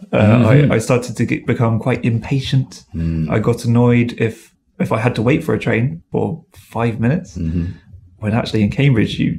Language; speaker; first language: English; native; English